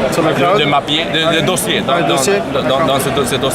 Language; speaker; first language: French; non-native, learner; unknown